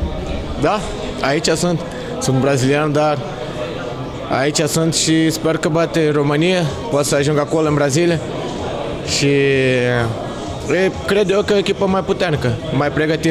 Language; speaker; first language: Romanian; non-native, learner; Portuguese